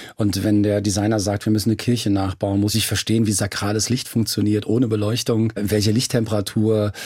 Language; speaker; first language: German; native; German